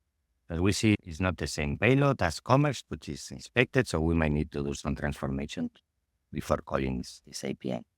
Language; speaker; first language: English; non-native, fluent; Spanish